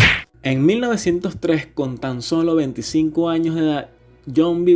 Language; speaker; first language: Spanish; native; Spanish